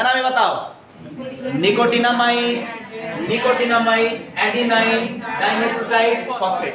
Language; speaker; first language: Hindi; non-native, local second language; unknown